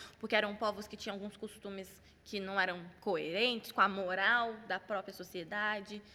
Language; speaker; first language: Portuguese; native; Portuguese